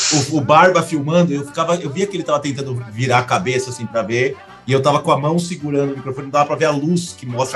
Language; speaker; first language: Portuguese; native; Portuguese